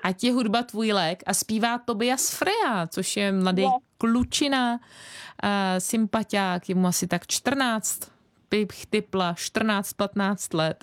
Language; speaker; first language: Czech; native; Czech